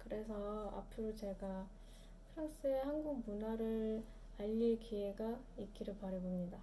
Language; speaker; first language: Korean; early bilingual, heritage; Korean